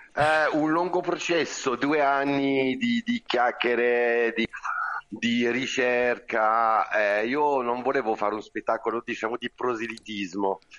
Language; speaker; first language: Italian; non-native, fluent; French